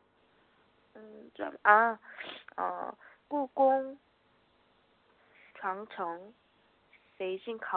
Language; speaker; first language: Chinese; non-native, learner; Korean